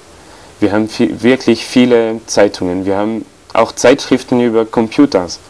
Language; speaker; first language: German; non-native, fluent; French